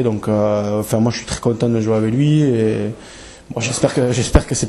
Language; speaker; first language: French; native; French